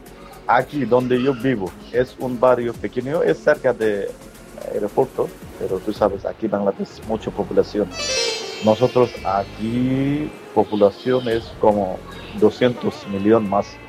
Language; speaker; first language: Spanish; non-native, learner; Bangla